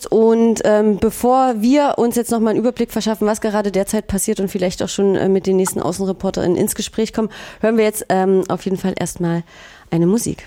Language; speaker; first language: German; native; German